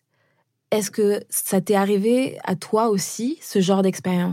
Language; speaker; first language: French; native; French